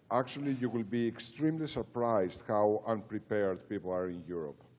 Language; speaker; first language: English; non-native, fluent; Greek